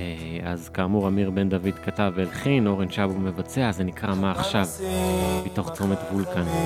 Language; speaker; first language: Hebrew; native; Hebrew